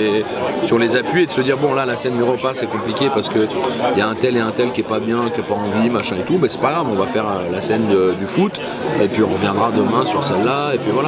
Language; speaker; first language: French; native; French